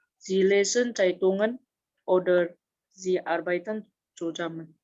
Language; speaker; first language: German; non-native, learner; Indonesian